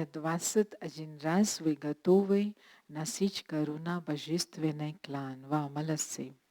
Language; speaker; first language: Russian; non-native, learner; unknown